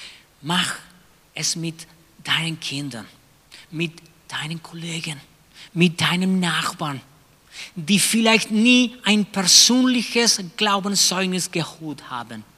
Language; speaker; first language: German; non-native, fluent; Spanish